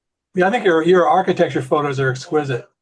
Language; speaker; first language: English; native; English